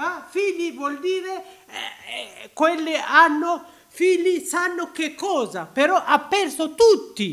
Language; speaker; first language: Italian; non-native, learner; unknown